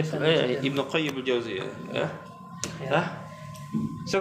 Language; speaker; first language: Arabic; non-native, fluent; Indonesian